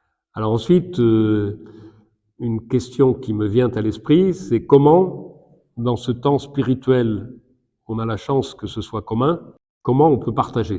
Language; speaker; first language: French; native; French